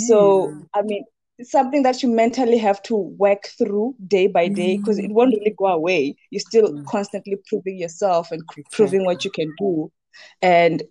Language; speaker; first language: English; non-native, local second language; Venda